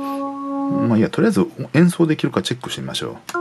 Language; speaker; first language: Japanese; native; Japanese